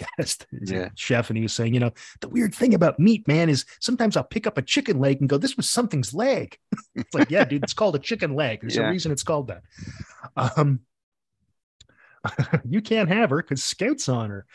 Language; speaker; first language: English; native; English